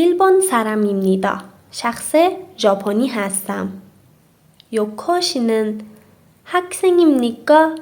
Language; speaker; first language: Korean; non-native, fluent; Persian